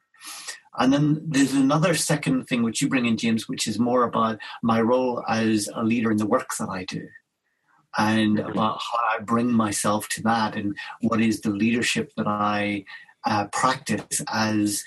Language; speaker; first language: English; native; English